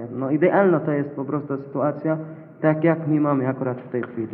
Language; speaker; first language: Polish; non-native, learner; Arabic